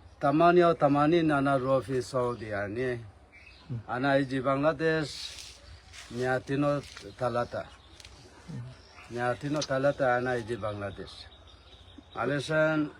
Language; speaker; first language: Arabic; non-native, learner; Bangla